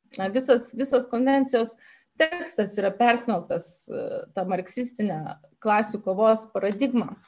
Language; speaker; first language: Lithuanian; native; Lithuanian